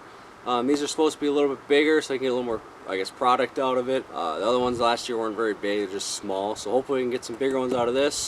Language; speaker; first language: English; native; English